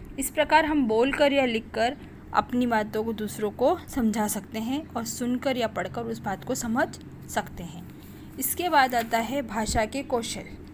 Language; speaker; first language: Hindi; native; Hindi